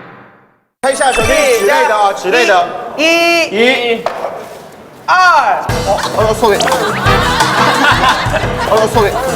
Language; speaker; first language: Chinese; native; Chinese